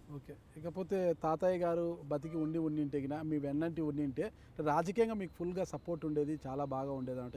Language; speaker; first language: Telugu; native; Telugu